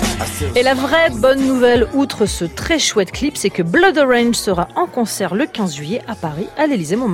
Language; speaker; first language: French; native; French